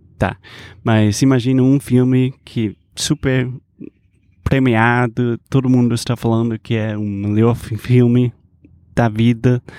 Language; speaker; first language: Portuguese; non-native, fluent; English